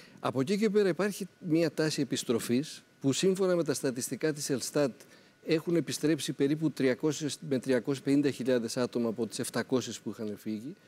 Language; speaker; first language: Greek; native; Greek